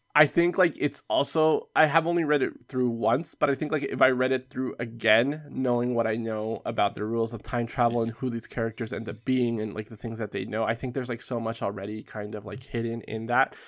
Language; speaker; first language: English; early bilingual, other home language; Spanish